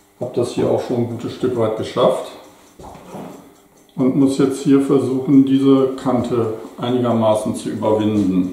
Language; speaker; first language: German; native; German